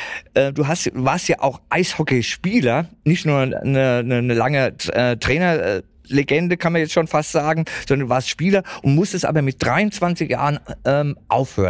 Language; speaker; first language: German; native; German